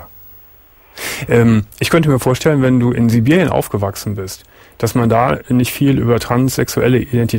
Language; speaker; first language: German; native; German